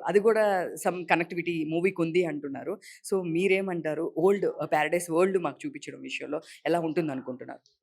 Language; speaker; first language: Telugu; native; Telugu